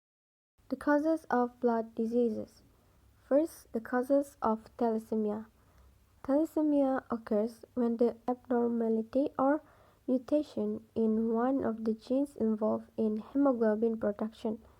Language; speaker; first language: English; non-native, local second language; Malay